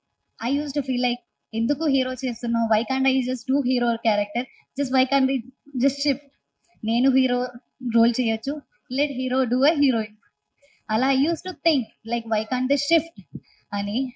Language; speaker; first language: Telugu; non-native, learner; Malayalam